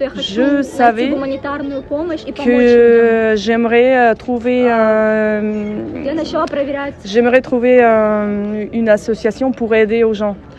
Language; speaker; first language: French; non-native, fluent; Russian